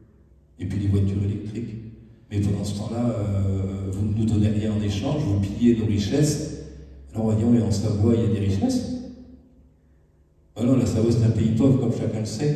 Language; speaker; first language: French; native; French